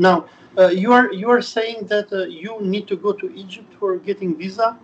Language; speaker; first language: English; non-native, fluent; Albanian